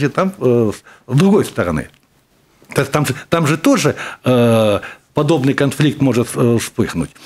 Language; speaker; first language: Russian; native; Russian